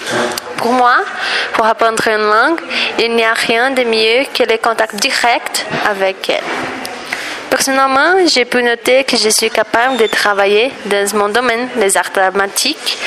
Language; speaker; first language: French; non-native, learner; Portuguese